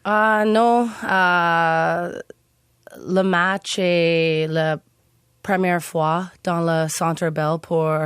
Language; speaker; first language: French; non-native, learner; English